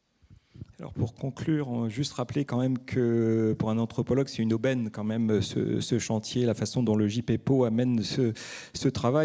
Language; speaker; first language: French; native; French